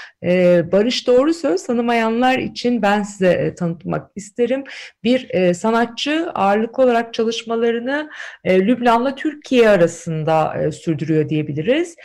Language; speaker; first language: Turkish; native; Turkish